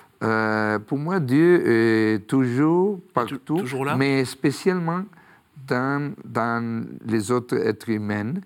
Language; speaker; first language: French; non-native, fluent; Spanish